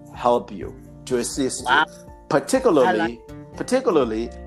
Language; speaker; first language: English; non-native, fluent; Haitian Creole